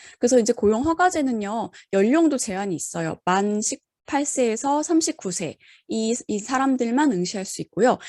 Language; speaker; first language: Korean; native; Korean